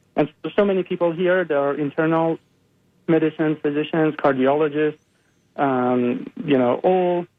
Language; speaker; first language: English; non-native, fluent; Persian